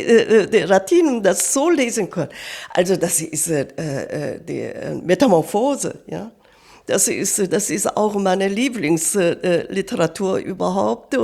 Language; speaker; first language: German; non-native, fluent; Korean